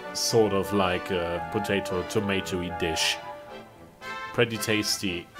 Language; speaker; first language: English; non-native, fluent; German